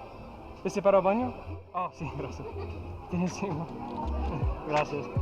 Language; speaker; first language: Spanish; non-native, learner; English